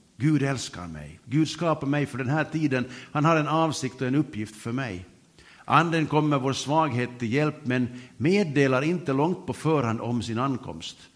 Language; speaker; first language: Swedish; native; Swedish